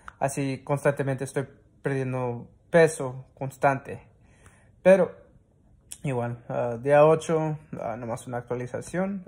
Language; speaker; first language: Spanish; early bilingual, heritage; Spanish